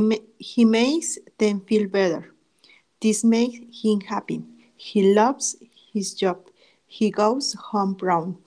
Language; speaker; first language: English; non-native, learner; Spanish